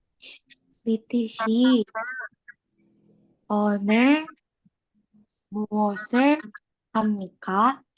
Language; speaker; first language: Korean; non-native, learner; Indonesian